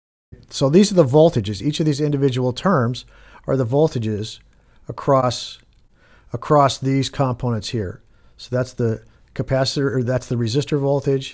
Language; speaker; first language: English; native; English